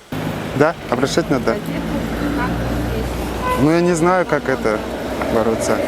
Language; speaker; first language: Russian; non-native, local second language; Kyrgyz